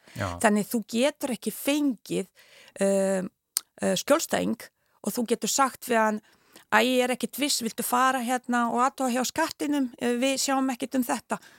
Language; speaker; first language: Icelandic; non-native, fluent; Bosnian